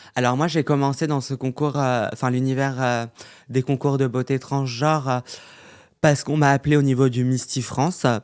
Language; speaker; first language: French; native; French